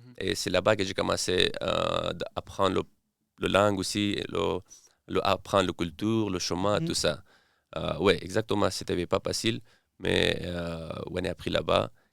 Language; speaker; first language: French; non-native, learner; Persian